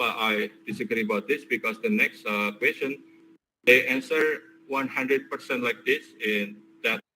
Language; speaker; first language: English; non-native, learner; Indonesian